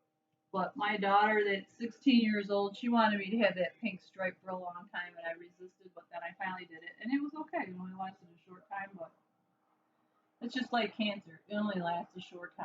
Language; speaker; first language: English; native; English